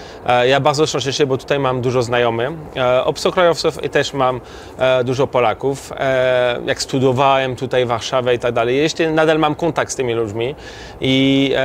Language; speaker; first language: Polish; non-native, learner; French